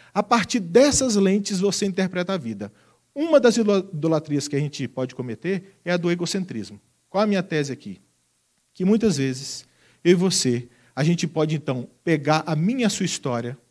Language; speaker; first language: Portuguese; native; Portuguese